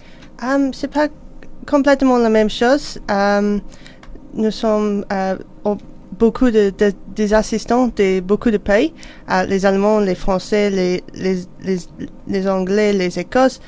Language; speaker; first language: French; non-native, learner; English